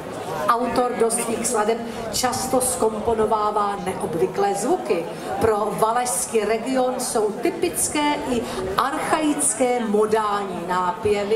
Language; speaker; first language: Czech; native; Czech